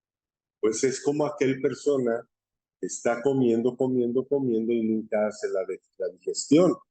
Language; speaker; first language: Spanish; native; Spanish